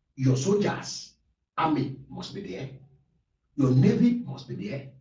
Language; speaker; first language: English; non-native, local second language; Yoruba